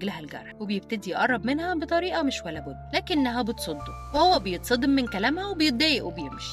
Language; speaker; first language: Arabic; native; Arabic